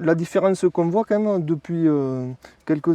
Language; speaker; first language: French; native; French